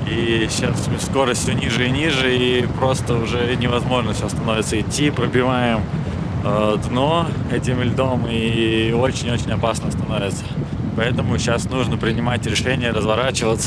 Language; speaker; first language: Russian; native; Russian